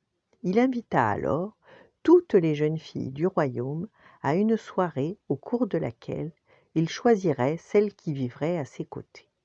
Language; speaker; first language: French; native; French